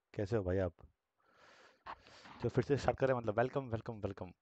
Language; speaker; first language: Hindi; native; Hindi